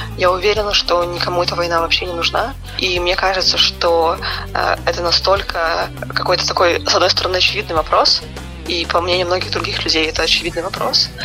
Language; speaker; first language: Russian; native; Russian